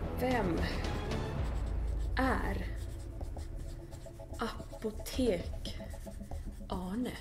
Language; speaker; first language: Swedish; native; Swedish